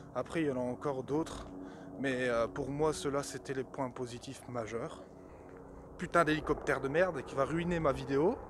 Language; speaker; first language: French; native; French